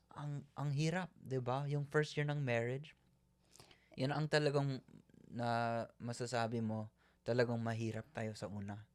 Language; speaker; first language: Filipino; native; Filipino